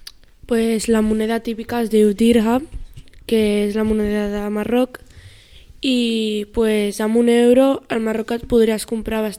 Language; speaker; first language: Catalan; early bilingual, other home language; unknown